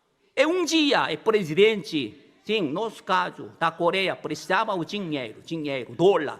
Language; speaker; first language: Portuguese; non-native, learner; Korean